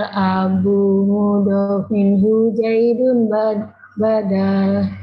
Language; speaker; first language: Arabic; non-native, learner; Indonesian